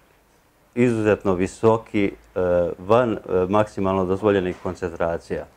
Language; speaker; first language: Serbian; native; Serbian